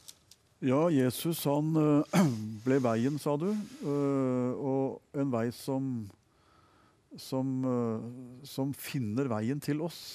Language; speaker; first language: Norwegian; native; Norwegian